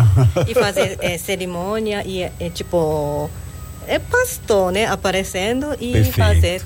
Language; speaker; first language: Portuguese; non-native, learner; Japanese